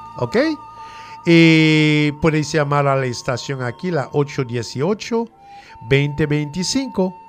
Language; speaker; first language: Spanish; non-native, fluent; French